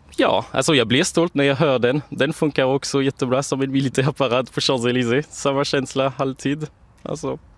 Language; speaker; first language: Swedish; non-native, fluent; French